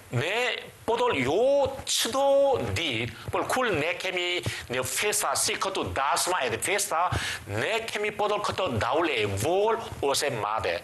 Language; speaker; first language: Albanian; non-native, learner; Korean